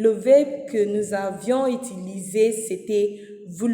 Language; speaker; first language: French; non-native, fluent; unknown